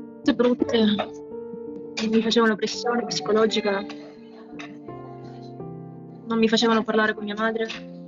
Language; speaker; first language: Italian; early bilingual, other home language; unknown